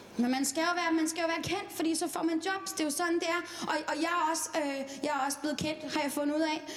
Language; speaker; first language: Danish; non-native, fluent; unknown